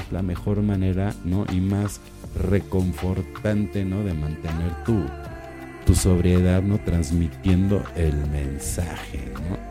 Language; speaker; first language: Spanish; native; Spanish